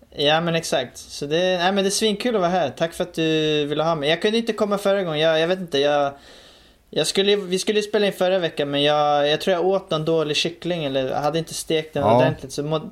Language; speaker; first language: Swedish; native; Swedish